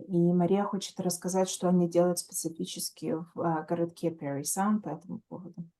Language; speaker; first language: Russian; early bilingual, heritage; Russian